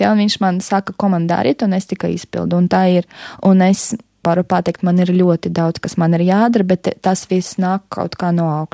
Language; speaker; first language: Latvian; non-native, local second language; Russian